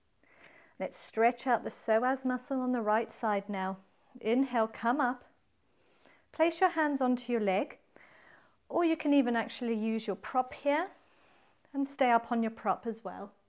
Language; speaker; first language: English; native; English